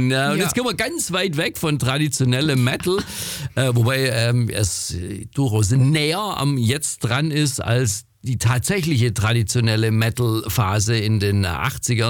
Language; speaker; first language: German; native; German